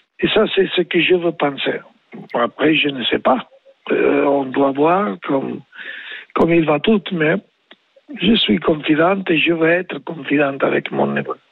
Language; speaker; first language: French; non-native, learner; Spanish